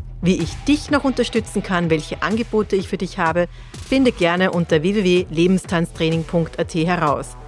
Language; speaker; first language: German; native; German